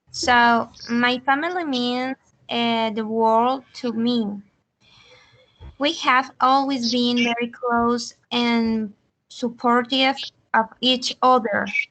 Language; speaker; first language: English; non-native, learner; Spanish